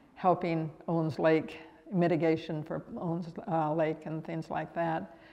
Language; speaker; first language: English; native; English